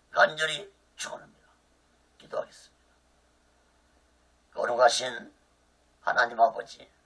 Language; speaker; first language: Korean; native; Korean